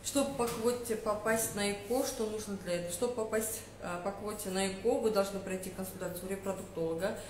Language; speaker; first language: Russian; non-native, local second language; Kazakh